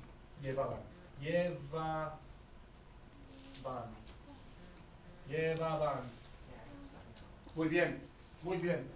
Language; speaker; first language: Spanish; non-native, fluent; English